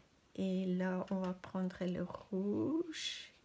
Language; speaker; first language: French; non-native, fluent; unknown